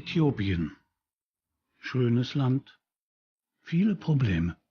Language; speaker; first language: German; native; German